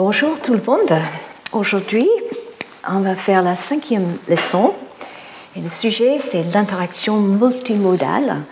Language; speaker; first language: French; non-native, fluent; English